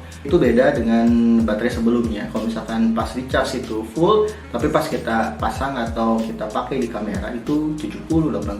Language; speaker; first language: Indonesian; native; Indonesian